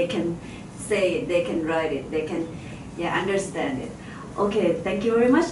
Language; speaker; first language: English; non-native, fluent; Thai